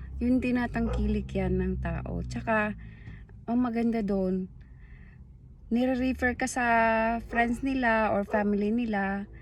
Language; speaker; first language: Filipino; native; Filipino